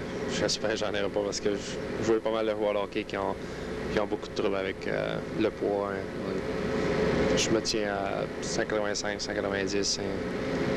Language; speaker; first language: French; native; French